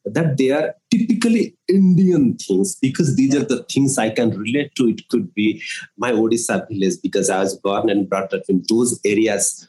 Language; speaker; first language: English; non-native, local second language; Odia